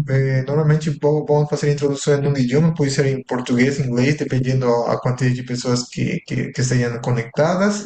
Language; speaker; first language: Portuguese; non-native, fluent; Spanish